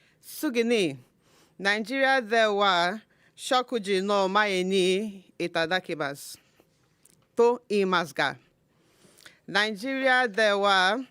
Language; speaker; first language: Japanese; non-native, learner; Igbo